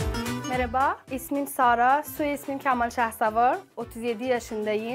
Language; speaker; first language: Turkish; non-native, fluent; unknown